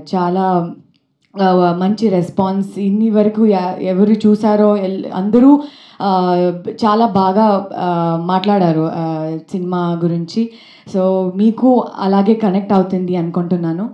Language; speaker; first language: Telugu; non-native, learner; Kannada